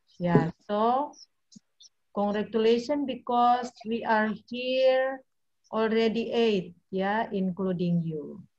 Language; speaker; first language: English; non-native, fluent; Indonesian